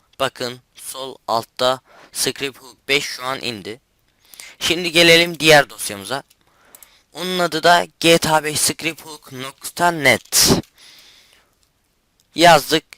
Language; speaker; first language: Turkish; native; Turkish